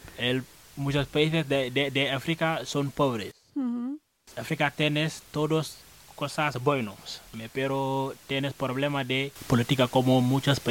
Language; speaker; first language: Spanish; non-native, learner; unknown